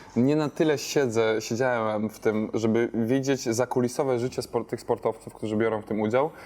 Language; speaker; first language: Polish; native; Polish